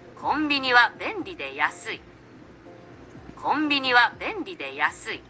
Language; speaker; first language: Japanese; non-native, learner; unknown